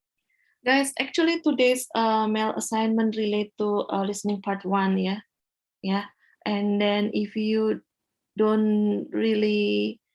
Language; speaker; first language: English; non-native, fluent; Indonesian